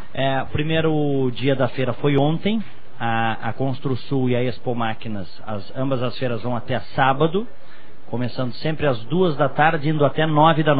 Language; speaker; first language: Portuguese; native; Portuguese